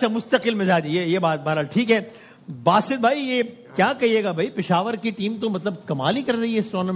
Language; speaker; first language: Urdu; native; Urdu